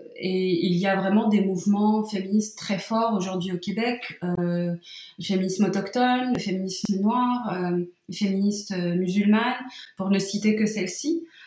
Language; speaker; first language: French; non-native, local second language; Arabic